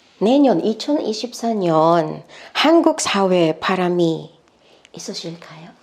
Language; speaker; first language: Korean; non-native, learner; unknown